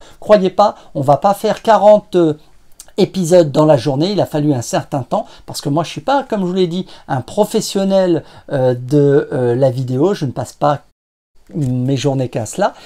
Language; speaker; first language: French; native; French